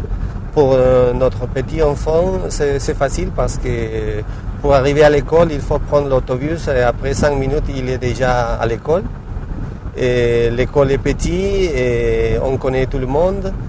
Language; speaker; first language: French; non-native, fluent; Spanish